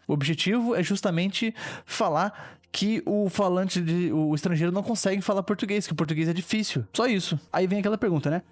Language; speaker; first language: Portuguese; native; Portuguese